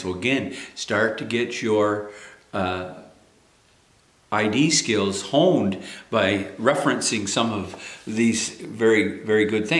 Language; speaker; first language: English; native; English